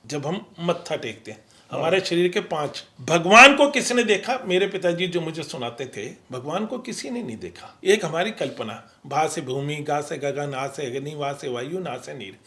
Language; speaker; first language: Hindi; non-native, local second language; Punjabi